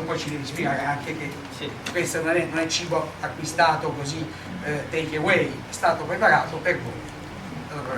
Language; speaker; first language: Italian; native; Italian